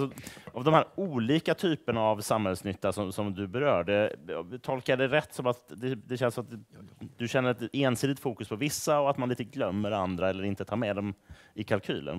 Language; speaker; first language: Swedish; native; Swedish